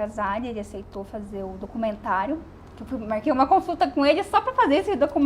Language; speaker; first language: Portuguese; native; Portuguese